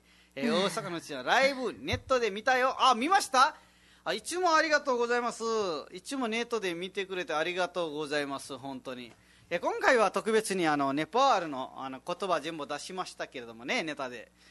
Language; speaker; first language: Japanese; non-native, fluent; Nepali